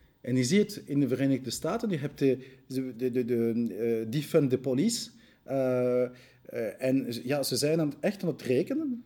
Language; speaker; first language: Dutch; non-native, local second language; French